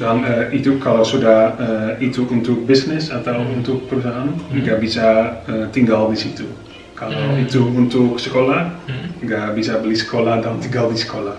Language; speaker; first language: Indonesian; non-native, fluent; Dutch